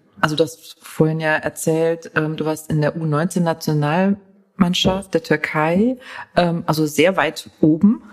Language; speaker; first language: German; native; German